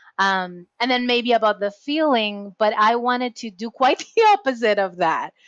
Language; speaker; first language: English; non-native, fluent; Spanish